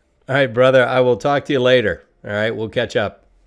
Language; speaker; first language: English; native; English